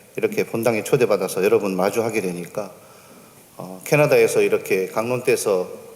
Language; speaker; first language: Korean; native; Korean